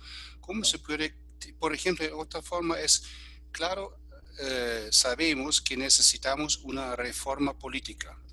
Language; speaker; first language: Spanish; non-native, fluent; German